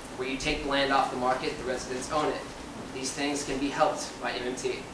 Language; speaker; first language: English; native; English